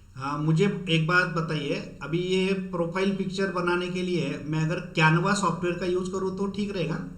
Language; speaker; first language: Hindi; non-native, local second language; Marathi